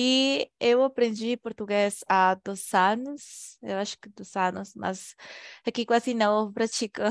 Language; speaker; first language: Portuguese; non-native, fluent; Spanish